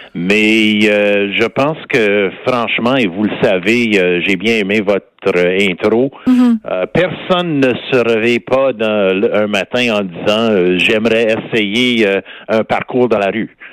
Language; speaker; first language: French; non-native, fluent; English